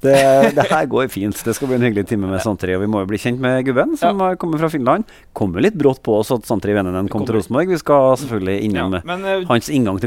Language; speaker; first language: Norwegian; native; Norwegian